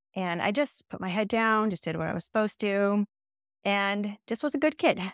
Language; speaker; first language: English; native; English